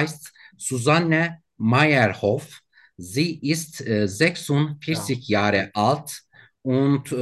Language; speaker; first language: German; non-native, learner; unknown